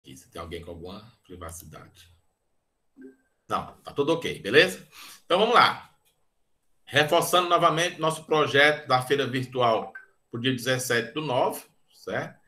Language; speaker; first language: Portuguese; native; Portuguese